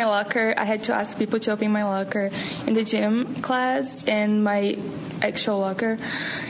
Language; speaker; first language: English; non-native, fluent; Portuguese